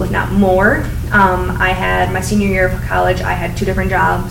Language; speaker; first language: English; native; English